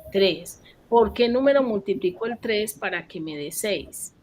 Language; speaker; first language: Spanish; native; Spanish